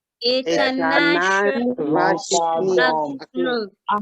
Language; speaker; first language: Russian; non-native, learner; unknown